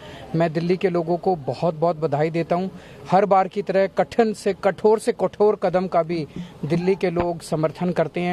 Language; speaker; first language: Hindi; native; Hindi